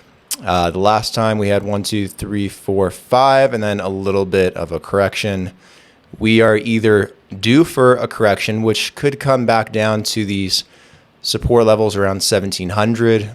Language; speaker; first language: English; native; English